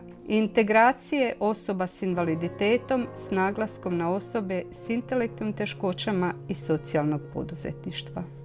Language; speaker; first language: Croatian; native; Croatian